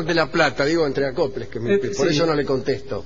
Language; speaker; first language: Spanish; native; Spanish